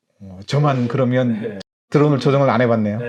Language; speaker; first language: Korean; native; Korean